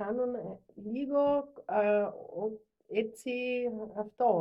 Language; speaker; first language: Greek; non-native, learner; German